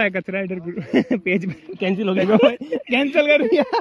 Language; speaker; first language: Hindi; non-native, local second language; Gujarati